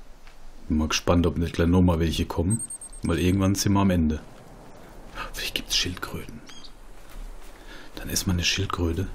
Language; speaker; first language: German; native; German